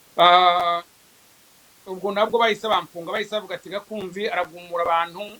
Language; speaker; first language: Kinyarwanda; native; Kinyarwanda